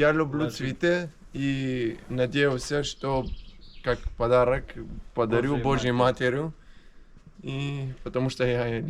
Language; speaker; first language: Russian; non-native, learner; Bulgarian